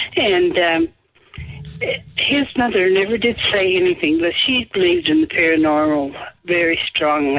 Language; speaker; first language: English; native; English